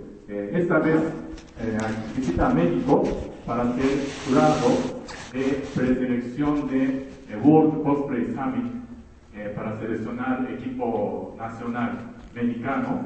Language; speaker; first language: Spanish; non-native, fluent; Japanese